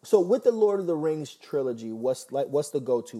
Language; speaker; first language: English; native; English